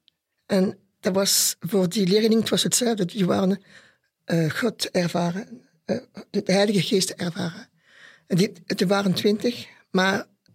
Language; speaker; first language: Dutch; non-native, local second language; French